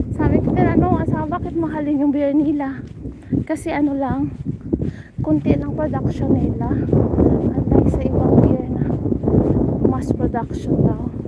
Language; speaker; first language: Filipino; non-native, local second language; Hiligaynon